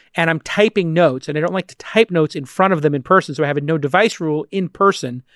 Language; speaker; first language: English; native; English